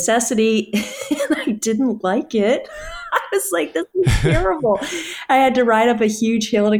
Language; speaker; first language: English; native; English